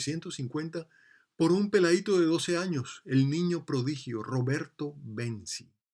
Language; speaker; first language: Spanish; native; Spanish